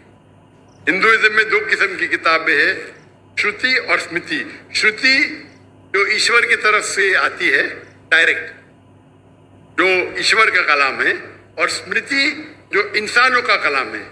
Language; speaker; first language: Hindi; non-native, local second language; Konkani